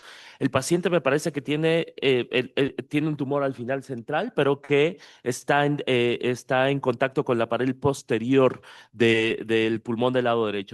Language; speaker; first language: Spanish; native; Spanish